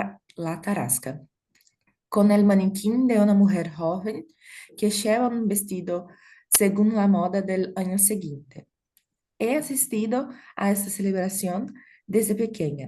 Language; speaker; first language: Spanish; non-native, learner; Portuguese